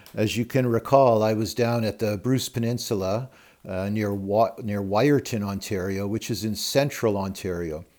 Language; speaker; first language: English; native; English